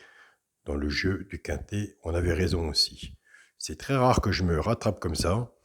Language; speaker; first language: French; native; French